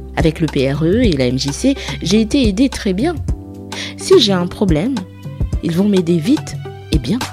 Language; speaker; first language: French; non-native, learner; Soninke